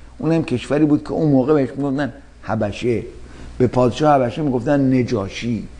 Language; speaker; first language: Persian; native; Persian